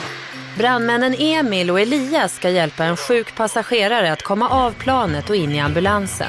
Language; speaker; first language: Swedish; native; Swedish